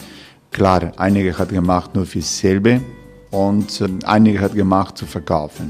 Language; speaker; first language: German; non-native, learner; Croatian